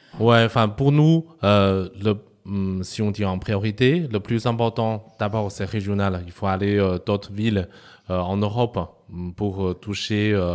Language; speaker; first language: French; non-native, fluent; Chinese